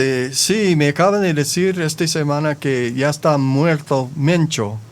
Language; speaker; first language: Spanish; non-native, fluent; English